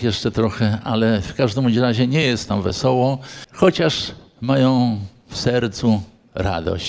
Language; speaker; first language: Polish; native; Polish